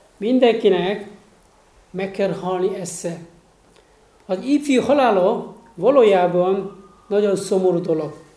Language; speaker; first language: Hungarian; non-native, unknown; Korean